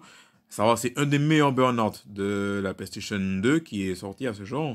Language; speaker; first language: French; native; French